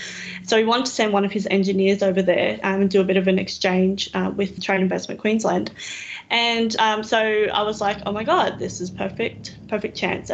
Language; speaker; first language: English; native; English